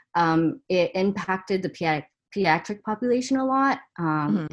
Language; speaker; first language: English; native; English